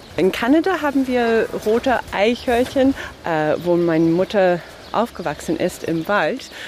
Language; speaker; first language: German; non-native, fluent; English